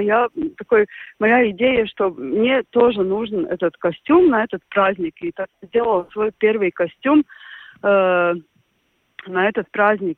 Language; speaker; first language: Russian; non-native, local second language; Latvian